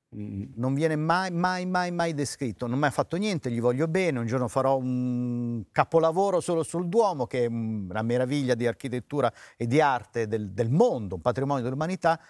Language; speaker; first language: Italian; native; Italian